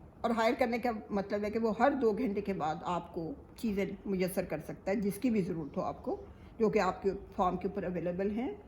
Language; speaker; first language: Urdu; native; Urdu